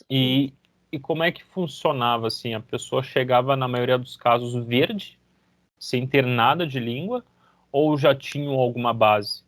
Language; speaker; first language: Portuguese; native; Portuguese